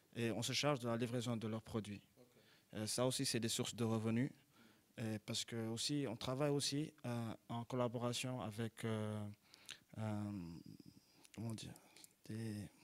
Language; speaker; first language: French; non-native, local second language; Wolof